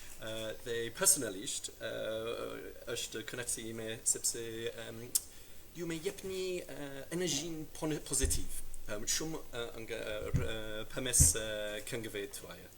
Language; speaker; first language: Albanian; non-native, fluent; English